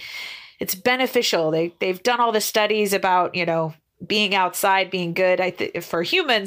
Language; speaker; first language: English; native; English